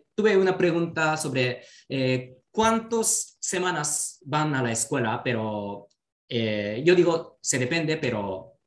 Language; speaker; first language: Spanish; non-native, learner; Japanese